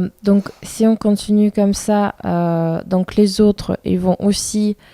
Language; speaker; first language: French; non-native, fluent; Russian